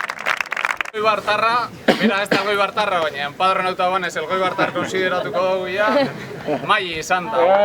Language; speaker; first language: Basque; native; Basque